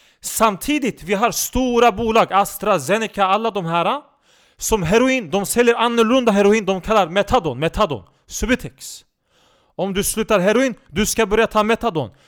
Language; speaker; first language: Swedish; non-native, local second language; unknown